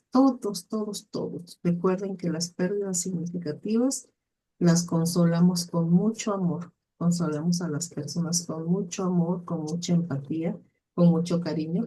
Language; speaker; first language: Spanish; native; Spanish